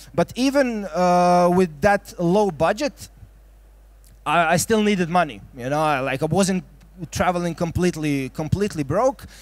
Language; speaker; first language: English; non-native, fluent; Croatian